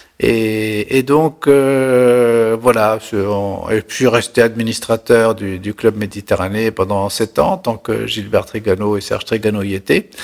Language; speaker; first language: French; non-native, local second language; Arabic